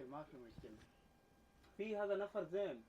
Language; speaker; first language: Arabic; non-native, learner; Urdu